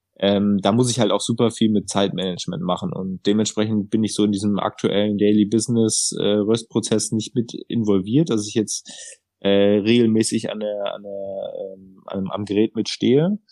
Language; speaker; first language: German; native; German